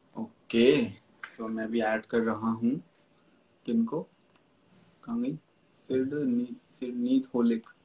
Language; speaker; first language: Hindi; native; Hindi